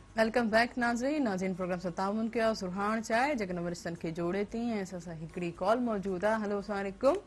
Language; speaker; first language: Sindhi; native; Sindhi